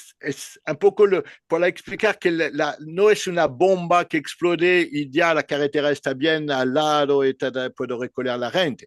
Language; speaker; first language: Spanish; non-native, learner; French